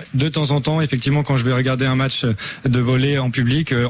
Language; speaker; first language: French; native; French